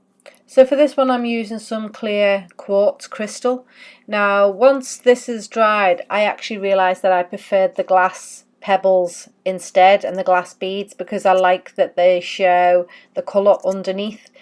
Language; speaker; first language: English; native; English